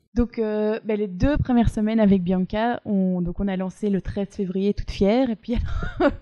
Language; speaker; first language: French; native; French